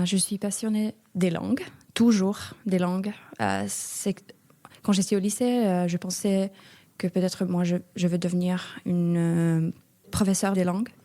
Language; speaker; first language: French; non-native, fluent; Finnish